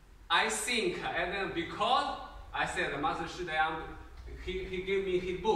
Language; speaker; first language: English; non-native, learner; Chinese